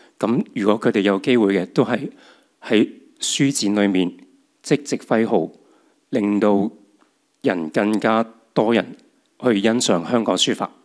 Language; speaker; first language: Cantonese; native; Cantonese